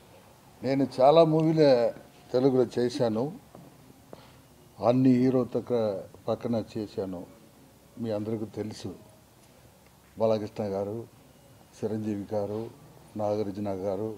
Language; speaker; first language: Telugu; non-native, learner; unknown